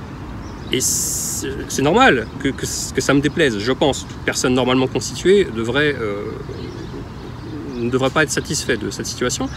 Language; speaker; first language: French; native; French